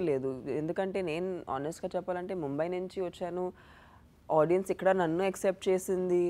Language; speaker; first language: Telugu; non-native, fluent; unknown